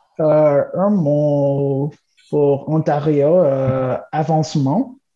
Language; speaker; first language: French; non-native, local second language; English